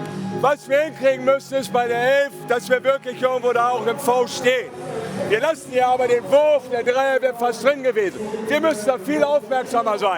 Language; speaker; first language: German; native; German